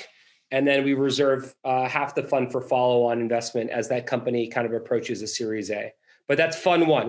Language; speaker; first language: English; native; English